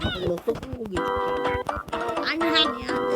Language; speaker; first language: Korean; native; Korean